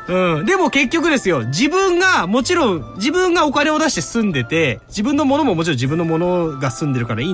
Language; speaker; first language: Japanese; native; Japanese